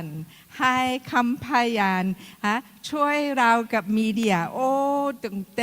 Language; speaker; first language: Thai; non-native, fluent; English